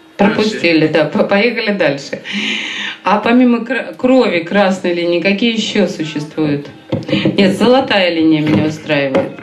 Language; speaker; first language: Russian; native; Russian